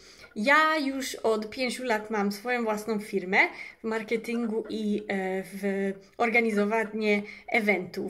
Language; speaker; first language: Polish; early bilingual, heritage; English